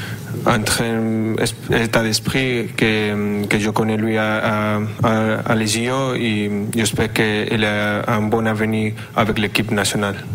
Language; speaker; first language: French; non-native, fluent; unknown